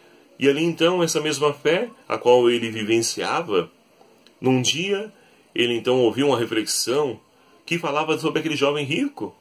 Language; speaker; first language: Portuguese; native; Portuguese